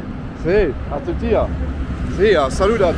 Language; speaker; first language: Spanish; non-native, learner; Luxembourgish